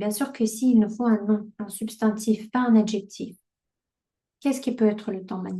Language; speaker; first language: French; non-native, fluent; Russian